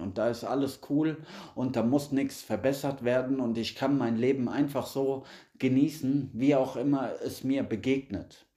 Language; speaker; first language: German; native; German